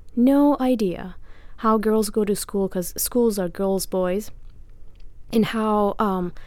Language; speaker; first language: English; non-native, fluent; Persian